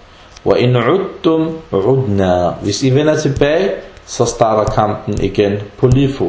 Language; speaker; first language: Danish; non-native, fluent; Arabic